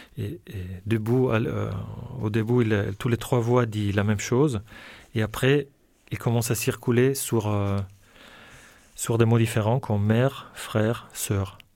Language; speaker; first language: French; non-native, fluent; Italian